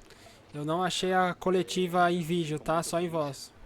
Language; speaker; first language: Portuguese; native; Portuguese